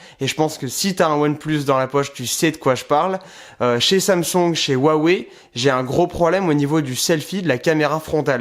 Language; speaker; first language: French; native; French